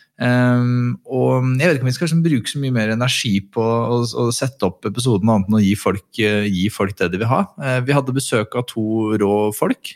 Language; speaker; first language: Norwegian; native; Norwegian